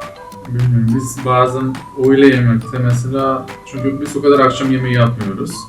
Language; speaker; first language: Turkish; non-native, fluent; Macedonian